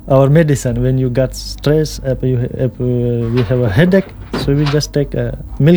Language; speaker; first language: English; non-native, local second language; Pashto